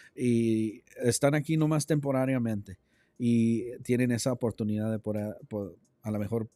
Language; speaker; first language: Spanish; early bilingual, other home language; English